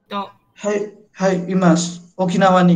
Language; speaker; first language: Japanese; non-native, learner; Nepali